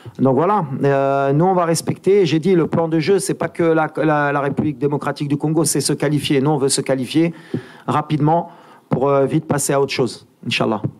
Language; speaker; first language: French; native; French